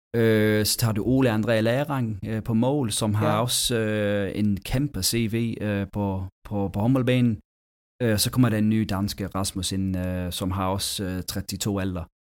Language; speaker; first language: Danish; non-native, fluent; English